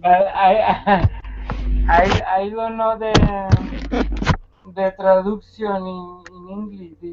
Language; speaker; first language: English; non-native, learner; Spanish